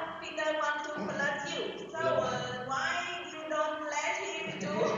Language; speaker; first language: English; non-native, learner; Vietnamese